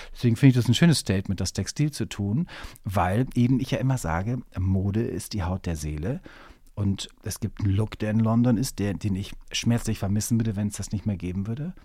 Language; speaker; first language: German; native; German